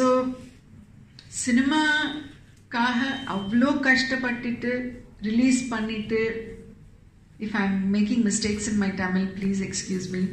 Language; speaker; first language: Tamil; non-native, fluent; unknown